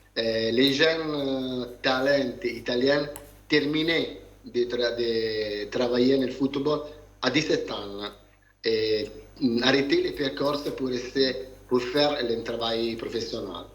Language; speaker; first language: French; non-native, learner; Italian